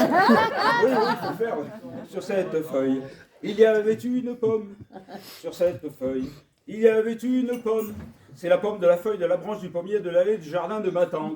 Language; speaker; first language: French; native; French